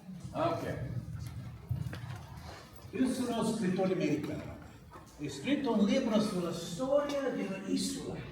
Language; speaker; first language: Italian; non-native, learner; English